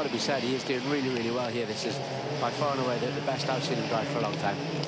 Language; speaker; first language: English; native; English